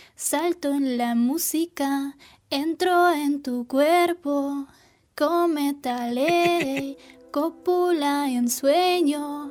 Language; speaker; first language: Spanish; non-native, fluent; Russian